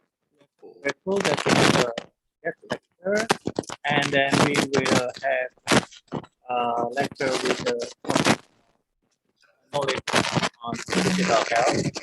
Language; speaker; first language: English; non-native, learner; Indonesian